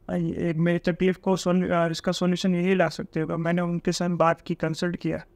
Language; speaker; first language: Hindi; non-native, local second language; Gujarati